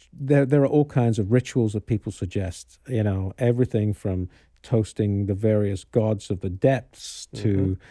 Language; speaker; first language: English; native; English